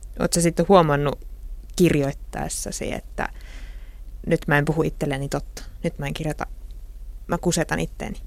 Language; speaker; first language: Finnish; native; Finnish